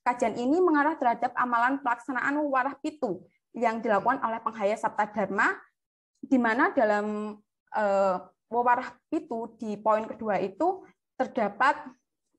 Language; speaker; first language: Indonesian; native; Indonesian